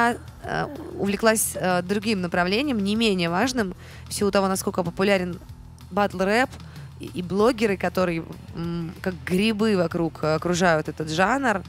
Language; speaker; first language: Russian; native; Russian